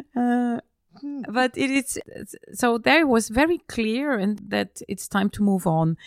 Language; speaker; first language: English; non-native, fluent; German